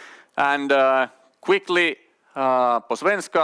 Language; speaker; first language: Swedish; non-native, local second language; Finnish